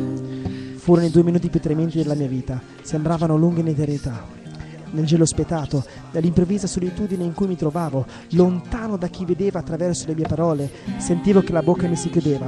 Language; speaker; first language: Italian; native; Italian